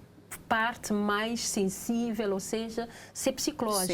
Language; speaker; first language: Portuguese; non-native, local second language; Kabuverdianu